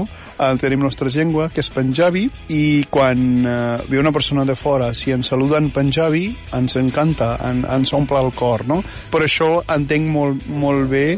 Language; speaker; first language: Catalan; non-native, fluent; Punjabi